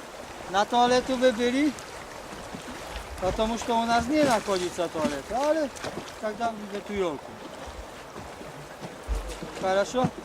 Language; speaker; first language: Russian; non-native, learner; Slovak